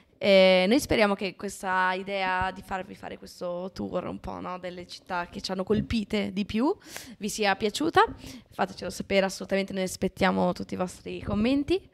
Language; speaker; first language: Italian; native; Italian